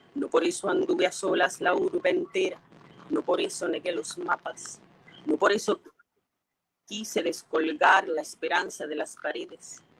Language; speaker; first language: Spanish; native; Spanish